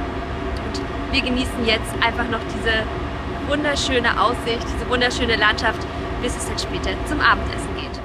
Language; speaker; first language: German; native; German